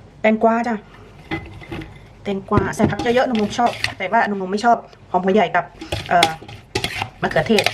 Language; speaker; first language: Thai; native; Thai